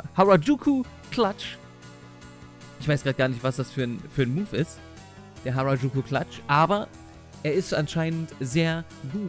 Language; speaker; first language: German; native; German